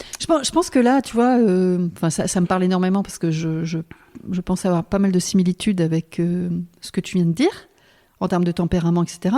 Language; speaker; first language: French; native; French